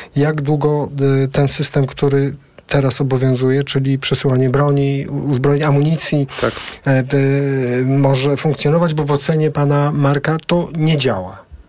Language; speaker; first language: Polish; native; Polish